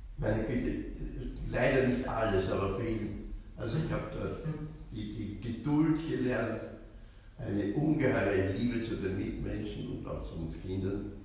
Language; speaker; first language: German; native; German